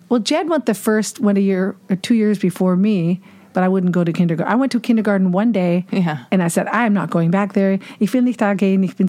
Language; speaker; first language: English; non-native, fluent; German